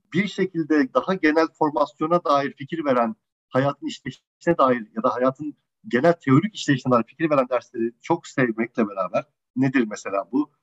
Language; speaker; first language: Turkish; native; Turkish